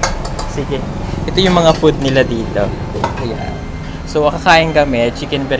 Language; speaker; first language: Filipino; native; Filipino